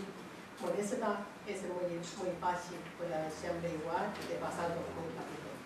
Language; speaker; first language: Spanish; non-native, learner; Chinese